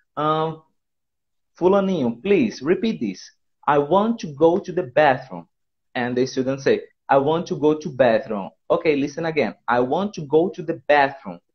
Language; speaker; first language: English; non-native, fluent; Portuguese